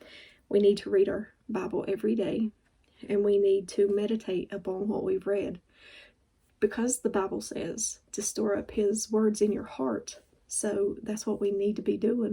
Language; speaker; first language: English; native; English